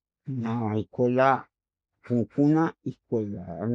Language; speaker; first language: Spanish; non-native, local second language; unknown